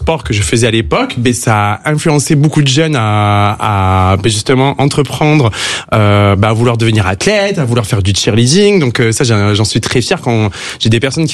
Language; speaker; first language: French; native; French